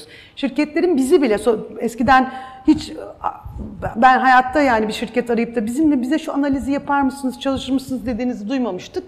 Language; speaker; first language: Turkish; native; Turkish